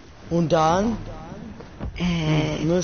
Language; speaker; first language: German; non-native, learner; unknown